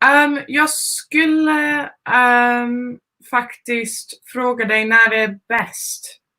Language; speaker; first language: Swedish; non-native, fluent; Finnish